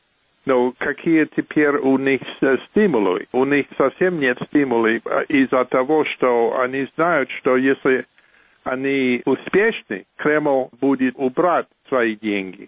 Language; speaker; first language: Russian; non-native, fluent; English